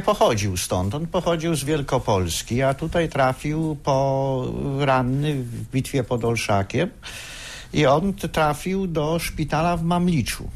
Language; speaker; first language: Polish; native; Polish